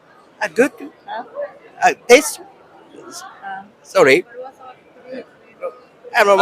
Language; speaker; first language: English; non-native, learner; Japanese